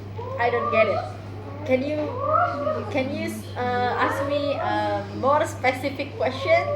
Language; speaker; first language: English; non-native, fluent; Indonesian